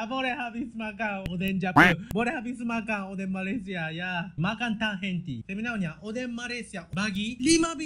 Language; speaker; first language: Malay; non-native, learner; Japanese